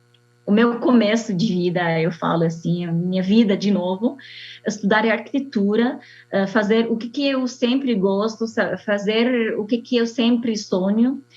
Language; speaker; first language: Portuguese; non-native, fluent; Arabic